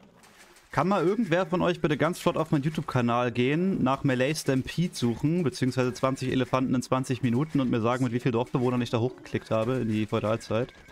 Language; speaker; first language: German; native; German